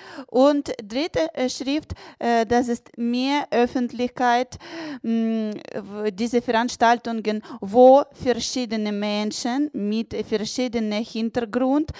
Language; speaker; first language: German; non-native, learner; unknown